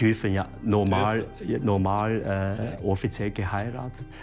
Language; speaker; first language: German; non-native, learner; Chinese